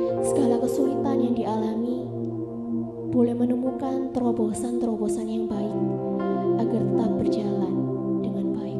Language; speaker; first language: Indonesian; native; Indonesian